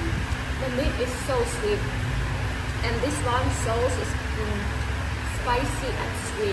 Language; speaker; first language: English; non-native, learner; Russian